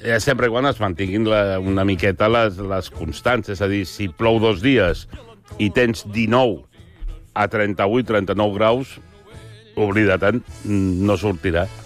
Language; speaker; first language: Catalan; native; Catalan